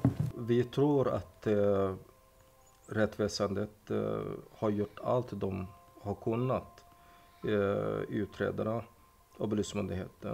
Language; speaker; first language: Swedish; non-native, fluent; Somali